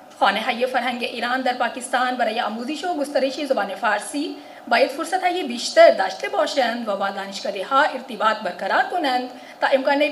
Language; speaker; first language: Persian; non-native, fluent; Urdu